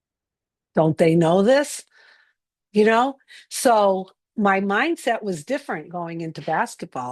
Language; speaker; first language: English; native; English